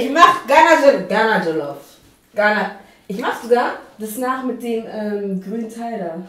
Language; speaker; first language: German; non-native, fluent; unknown